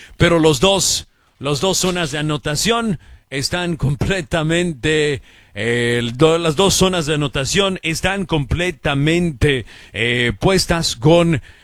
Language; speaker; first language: Spanish; early bilingual, heritage; Spanish